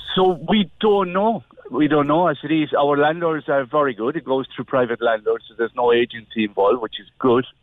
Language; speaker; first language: English; non-native, fluent; Spanish